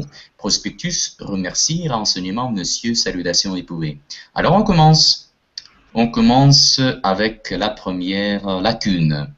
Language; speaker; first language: French; non-native, fluent; Russian